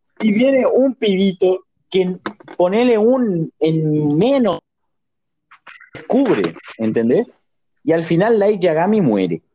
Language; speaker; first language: Spanish; native; Spanish